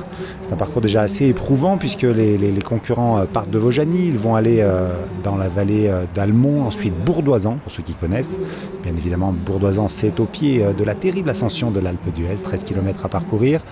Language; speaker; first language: French; native; French